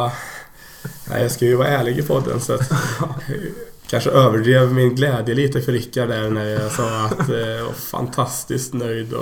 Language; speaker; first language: Swedish; native; Swedish